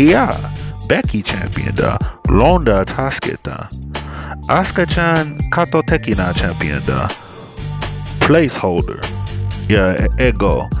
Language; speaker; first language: Japanese; non-native, learner; English